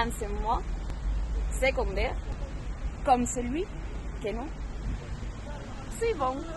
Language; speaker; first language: French; non-native, learner; Spanish